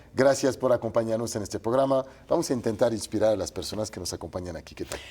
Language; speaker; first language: Spanish; non-native, fluent; French